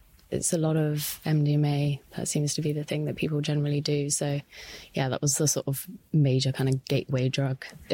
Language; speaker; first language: English; native; English